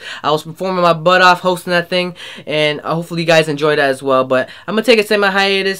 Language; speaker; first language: English; native; English